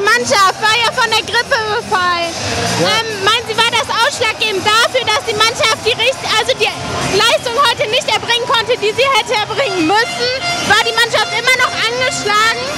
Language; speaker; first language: German; native; German